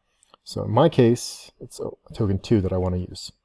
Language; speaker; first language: English; native; English